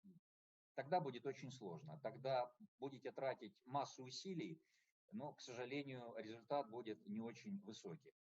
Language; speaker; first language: Russian; native; Russian